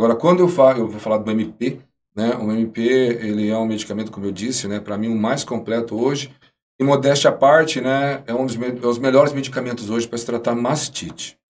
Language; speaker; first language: Portuguese; native; Portuguese